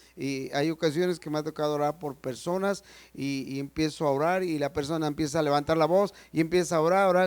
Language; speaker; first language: Spanish; native; Spanish